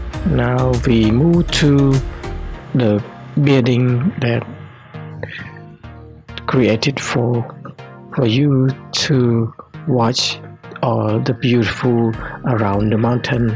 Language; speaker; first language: English; non-native, learner; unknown